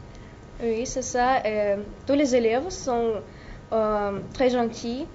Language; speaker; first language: French; non-native, learner; Russian